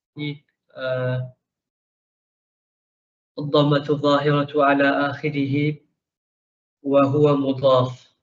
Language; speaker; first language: Arabic; non-native, learner; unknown